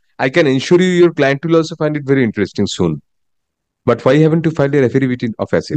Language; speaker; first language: English; non-native, local second language; Bangla